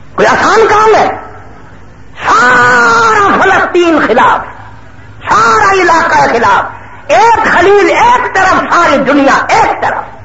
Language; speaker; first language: Urdu; non-native, local second language; Saraiki